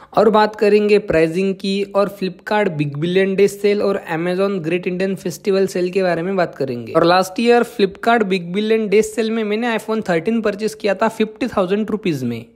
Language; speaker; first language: Hindi; non-native, local second language; Marathi